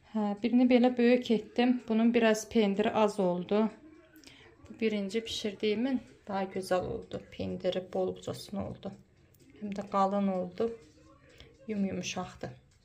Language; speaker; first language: Azerbaijani; early bilingual, heritage; Azerbaijani